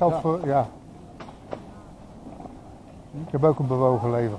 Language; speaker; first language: Dutch; native; Dutch